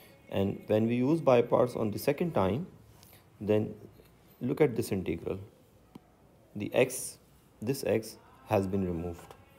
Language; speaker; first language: English; non-native, local second language; Urdu